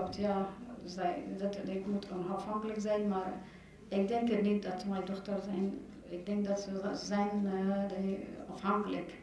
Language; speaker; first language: Dutch; non-native, learner; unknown